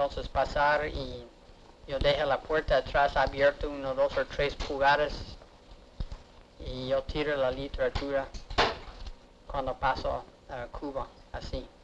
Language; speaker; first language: Spanish; non-native, learner; English